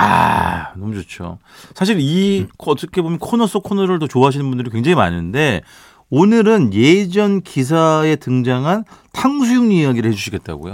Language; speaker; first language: Korean; native; Korean